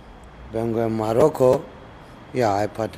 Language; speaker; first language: Spanish; non-native, learner; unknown